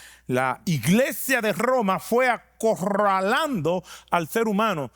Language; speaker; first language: Spanish; native; Spanish